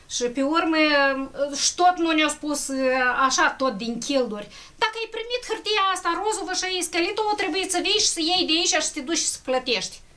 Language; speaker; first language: Romanian; native; Romanian